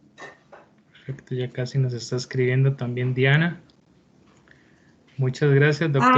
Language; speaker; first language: Spanish; native; Spanish